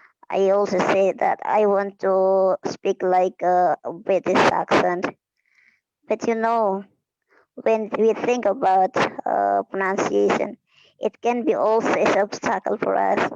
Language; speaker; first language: English; non-native, fluent; Indonesian